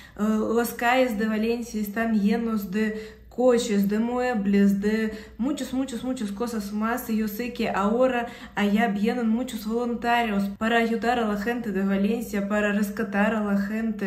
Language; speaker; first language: Spanish; non-native, fluent; Russian